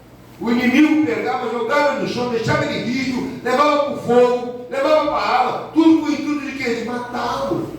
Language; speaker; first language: Portuguese; native; Portuguese